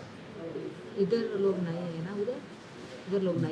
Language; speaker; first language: Hindi; non-native, local second language; Telugu